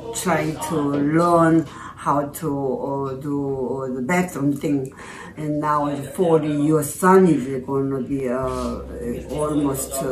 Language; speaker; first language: English; non-native, fluent; Korean